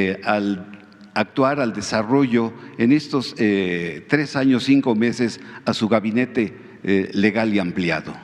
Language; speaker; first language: Spanish; native; Spanish